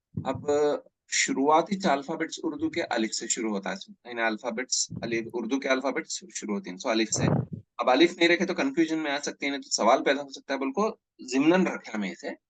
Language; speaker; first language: Hindi; non-native, local second language; Urdu